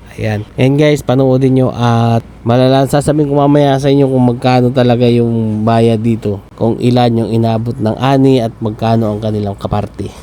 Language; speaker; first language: Filipino; non-native, local second language; Bikol